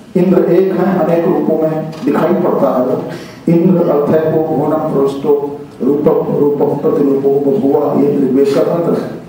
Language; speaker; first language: Hindi; native; Hindi